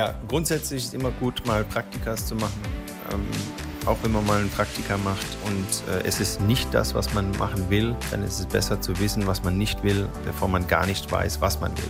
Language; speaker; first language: German; native; German